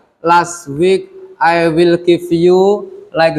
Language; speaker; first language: English; non-native, fluent; Indonesian